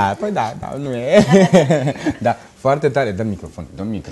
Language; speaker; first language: Romanian; native; Romanian